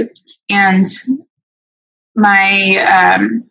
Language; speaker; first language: English; native; English